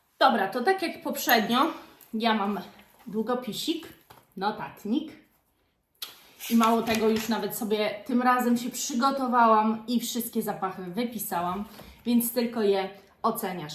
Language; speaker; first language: Polish; native; Polish